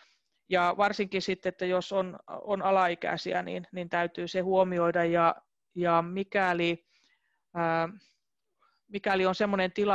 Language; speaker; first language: Finnish; native; Finnish